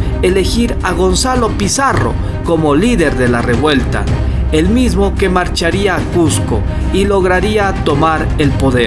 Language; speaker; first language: Spanish; native; Spanish